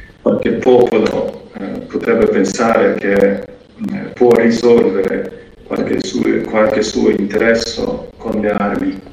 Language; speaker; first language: Italian; non-native, fluent; Ukrainian